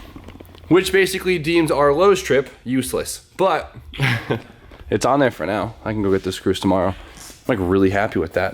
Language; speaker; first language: English; native; English